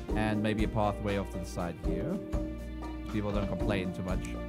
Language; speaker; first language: English; native; English